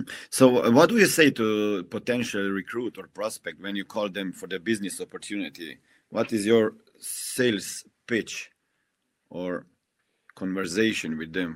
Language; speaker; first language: English; non-native, fluent; Slovenian